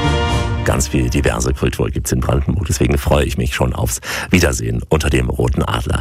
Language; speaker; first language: German; native; German